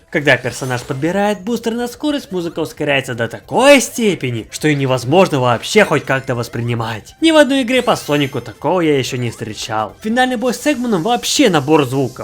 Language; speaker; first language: Russian; native; Russian